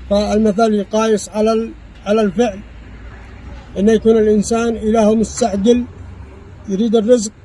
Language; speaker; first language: Arabic; native; Arabic